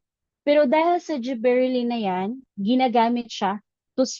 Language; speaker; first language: Filipino; native; Filipino